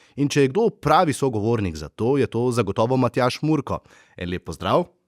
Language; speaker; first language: Slovenian; native; Slovenian